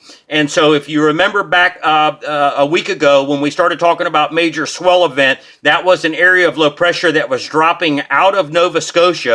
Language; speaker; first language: English; native; English